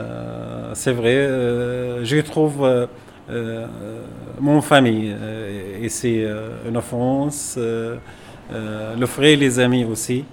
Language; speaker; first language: French; non-native, learner; Arabic